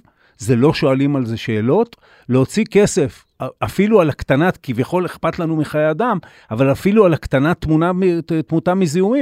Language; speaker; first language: Hebrew; native; Hebrew